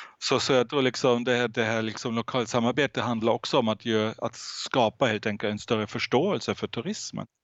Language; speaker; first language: Swedish; non-native, fluent; German